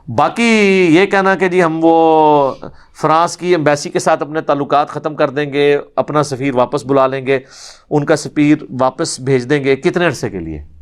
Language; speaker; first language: Urdu; non-native, local second language; Punjabi